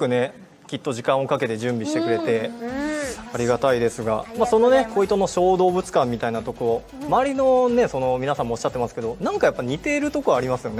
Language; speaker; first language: Japanese; native; Japanese